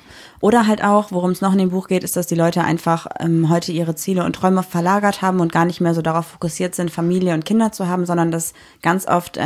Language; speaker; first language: German; native; German